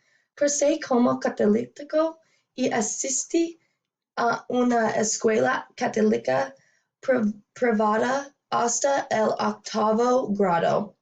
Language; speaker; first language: Spanish; non-native, learner; English